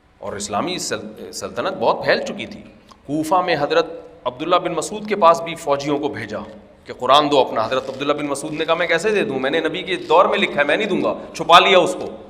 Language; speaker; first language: Urdu; native; Urdu